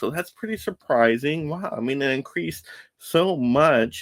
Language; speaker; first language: English; native; English